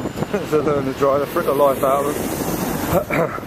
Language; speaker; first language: English; native; English